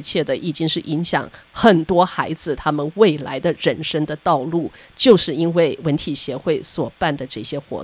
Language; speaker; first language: Chinese; native; Chinese